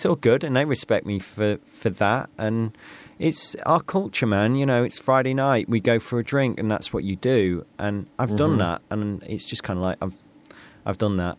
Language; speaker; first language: English; native; English